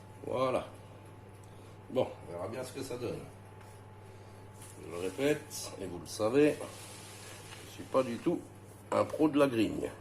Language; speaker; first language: French; native; French